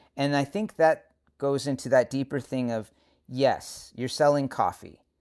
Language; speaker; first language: English; native; English